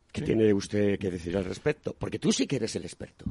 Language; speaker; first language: Spanish; native; Spanish